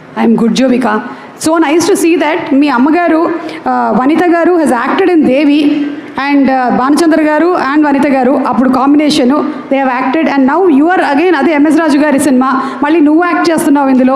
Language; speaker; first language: Telugu; native; Telugu